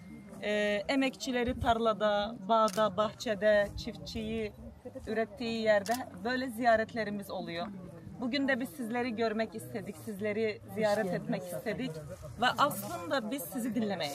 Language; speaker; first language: Turkish; native; Turkish